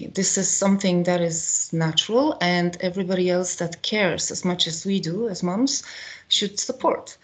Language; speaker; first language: English; non-native, fluent; Polish